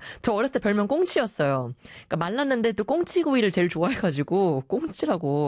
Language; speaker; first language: Korean; early bilingual, heritage; Korean